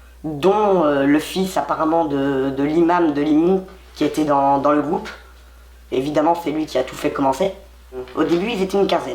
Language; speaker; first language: French; native; French